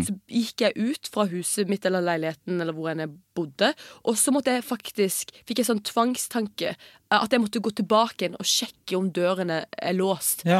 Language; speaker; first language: Norwegian; early bilingual, heritage; Norwegian